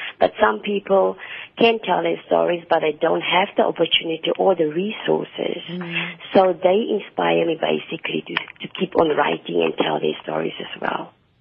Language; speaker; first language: English; non-native, local second language; Afrikaans